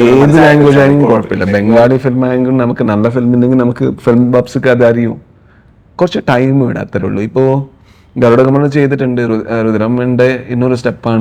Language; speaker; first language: Malayalam; non-native, learner; Kannada